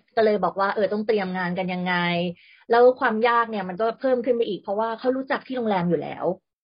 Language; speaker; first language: Thai; native; Thai